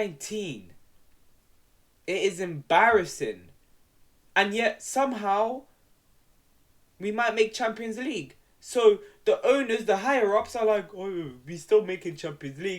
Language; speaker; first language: English; native; English